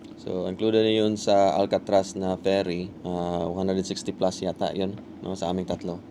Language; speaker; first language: Filipino; non-native, local second language; Cebuano